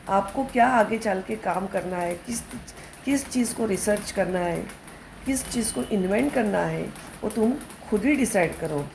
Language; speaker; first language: Hindi; non-native, local second language; Marathi